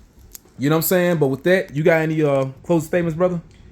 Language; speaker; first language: English; native; English